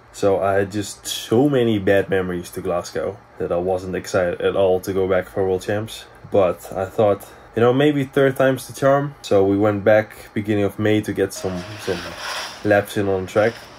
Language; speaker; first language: English; non-native, fluent; Dutch